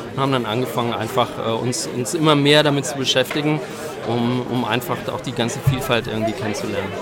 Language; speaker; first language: German; native; German